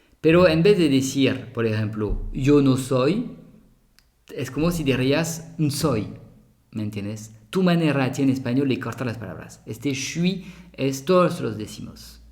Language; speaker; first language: Spanish; non-native, fluent; French